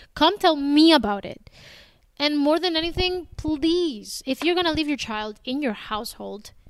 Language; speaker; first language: English; early bilingual, other home language; Spanish